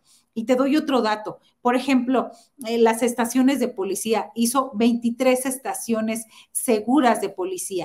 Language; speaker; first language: Spanish; native; Spanish